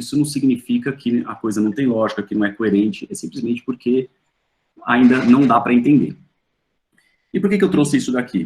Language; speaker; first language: Portuguese; native; Portuguese